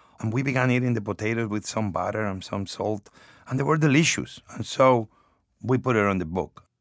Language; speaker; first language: English; non-native, fluent; Spanish